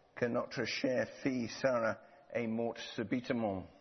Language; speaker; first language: French; non-native, learner; English